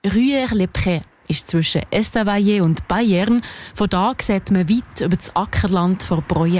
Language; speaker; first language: German; native; German